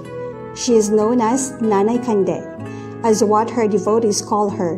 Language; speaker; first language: English; non-native, local second language; Filipino